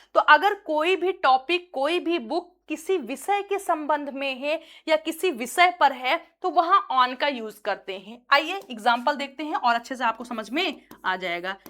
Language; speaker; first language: Hindi; native; Hindi